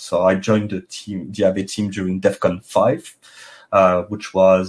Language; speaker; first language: English; non-native, fluent; French